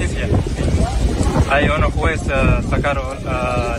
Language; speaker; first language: Spanish; non-native, learner; Arabic